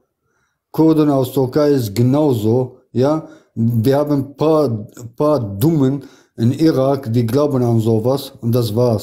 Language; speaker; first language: German; non-native, fluent; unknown